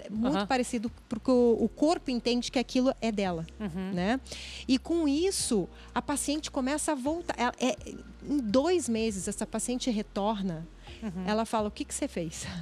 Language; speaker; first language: Portuguese; native; Portuguese